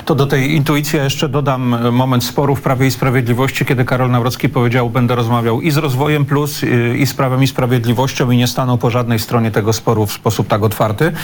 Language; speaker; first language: Polish; native; Polish